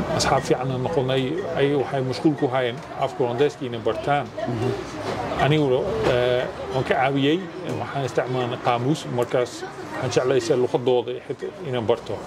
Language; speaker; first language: Somali; non-native, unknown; Dutch